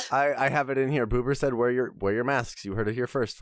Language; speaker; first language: English; native; English